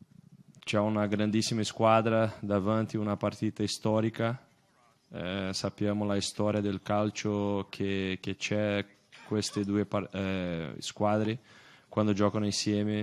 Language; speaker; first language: Italian; non-native, fluent; Portuguese